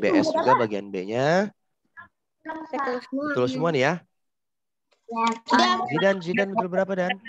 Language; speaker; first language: Indonesian; native; Indonesian